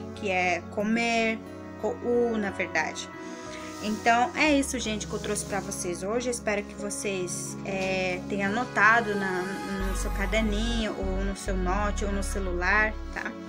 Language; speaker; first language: Portuguese; non-native, local second language; Guarani